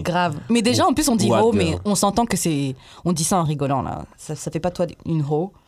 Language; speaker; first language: French; native; French